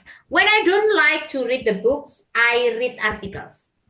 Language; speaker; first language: English; non-native, learner; Indonesian